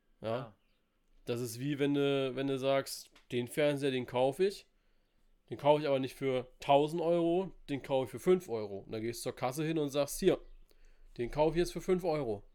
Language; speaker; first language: German; native; German